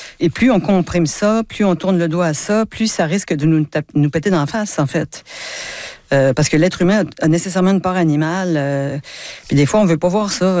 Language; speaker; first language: French; native; French